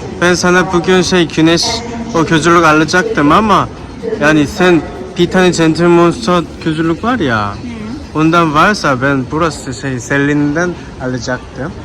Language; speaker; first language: Turkish; non-native, learner; Korean